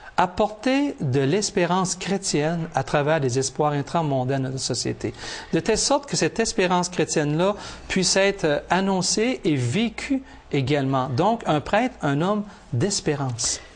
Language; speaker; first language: French; native; French